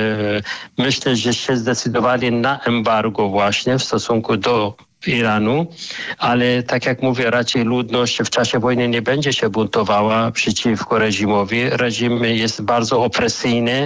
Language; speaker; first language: Polish; non-native, fluent; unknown